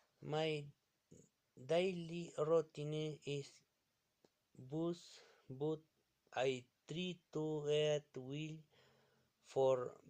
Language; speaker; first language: English; non-native, learner; Spanish